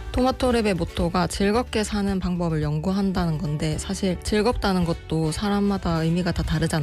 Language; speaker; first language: Korean; native; Korean